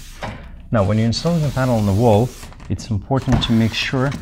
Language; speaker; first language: English; non-native, fluent; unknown